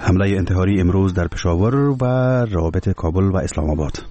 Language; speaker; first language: Persian; native; Persian